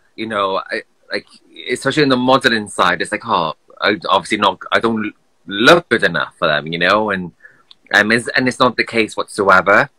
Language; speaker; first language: English; native; English